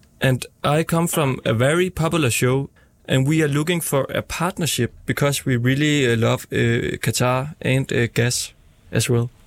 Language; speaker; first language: English; non-native, learner; Danish